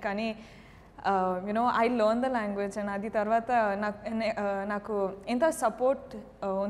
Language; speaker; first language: Telugu; non-native, learner; Kannada